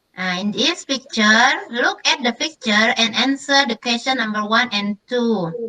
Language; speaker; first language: English; non-native, learner; Indonesian